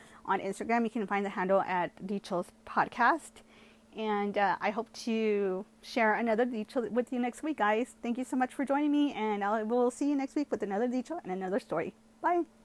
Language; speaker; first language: English; early bilingual, other home language; Spanish